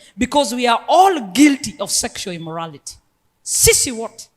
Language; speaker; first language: English; non-native, local second language; Luo (Kenya and Tanzania)